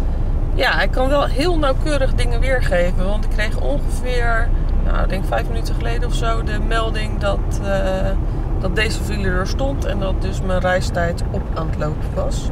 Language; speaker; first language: Dutch; native; Dutch